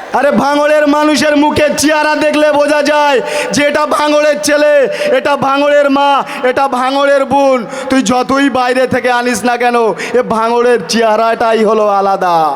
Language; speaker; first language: Bangla; native; Bangla